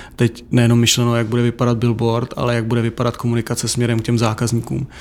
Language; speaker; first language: Czech; native; Czech